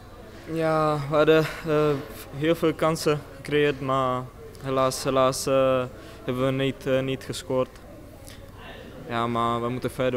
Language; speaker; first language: Dutch; non-native, fluent; Czech